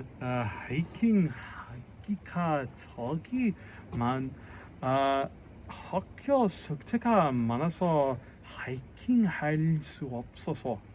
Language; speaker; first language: Korean; non-native, learner; English